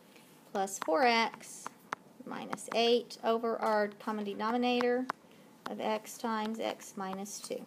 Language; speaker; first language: English; native; English